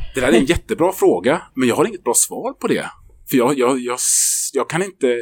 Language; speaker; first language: Swedish; native; Swedish